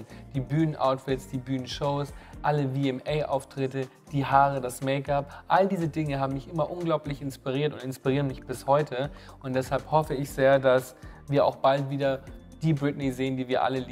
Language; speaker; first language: German; native; German